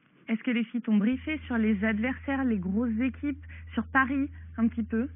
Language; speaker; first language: French; native; French